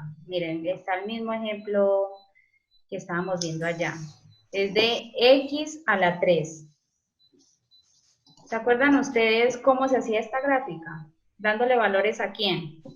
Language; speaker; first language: Spanish; native; Spanish